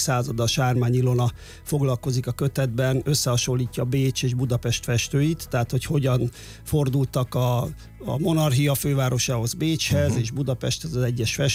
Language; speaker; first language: Hungarian; native; Hungarian